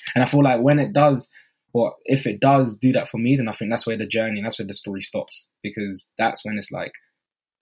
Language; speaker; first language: English; native; English